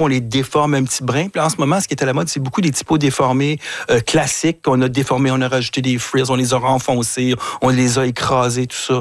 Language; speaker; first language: French; native; French